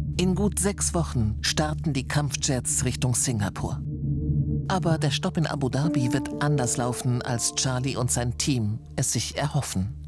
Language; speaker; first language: German; native; German